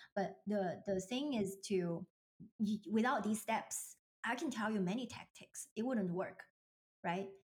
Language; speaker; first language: English; non-native, fluent; Chinese